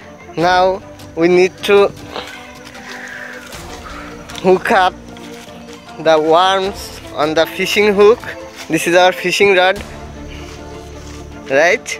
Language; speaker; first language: English; non-native, local second language; Bangla